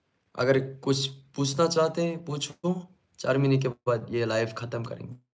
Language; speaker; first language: Hindi; non-native, learner; Korean